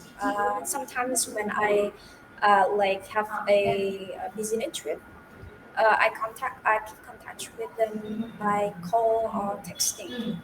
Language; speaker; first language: English; non-native, fluent; Vietnamese